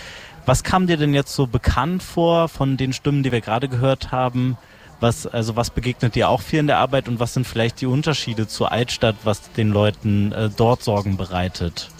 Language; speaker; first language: German; native; German